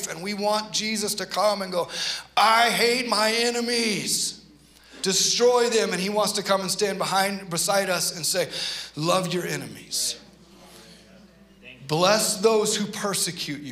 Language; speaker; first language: English; native; English